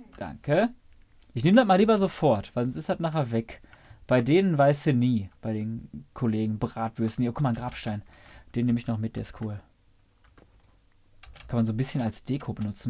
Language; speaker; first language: German; native; German